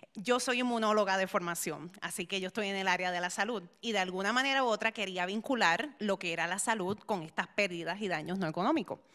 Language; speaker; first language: Spanish; native; Spanish